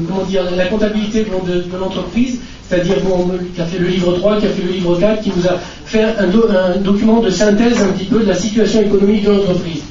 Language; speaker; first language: French; native; French